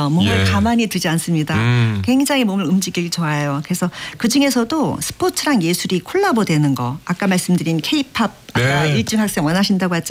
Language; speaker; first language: Korean; native; Korean